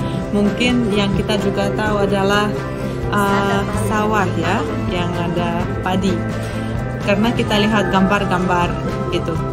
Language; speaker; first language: Indonesian; non-native, fluent; Russian